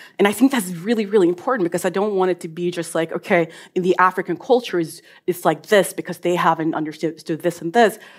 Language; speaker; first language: English; non-native, fluent; Norwegian